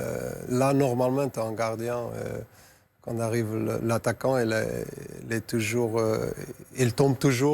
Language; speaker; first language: French; non-native, fluent; Portuguese